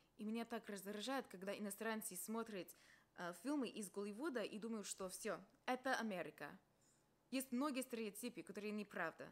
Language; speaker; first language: Russian; non-native, fluent; English